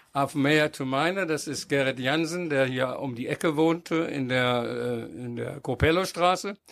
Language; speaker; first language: German; native; German